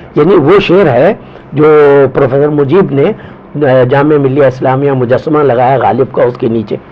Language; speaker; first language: Urdu; non-native, local second language; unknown